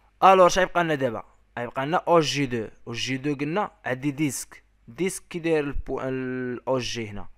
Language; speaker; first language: French; non-native, local second language; Arabic